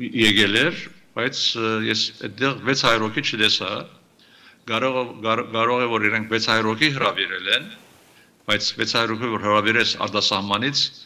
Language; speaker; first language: Armenian; early bilingual, heritage; Armenian